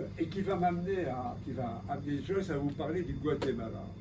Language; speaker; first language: French; native; French